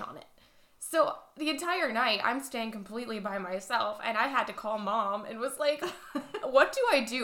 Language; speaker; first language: English; native; English